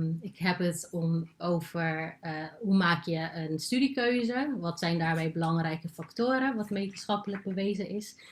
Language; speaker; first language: Dutch; non-native, local second language; Papiamento